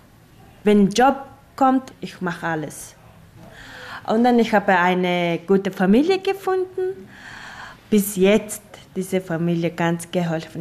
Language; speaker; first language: German; non-native, learner; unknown